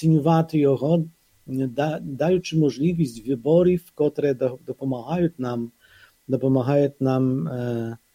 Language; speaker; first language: Polish; non-native, fluent; Ukrainian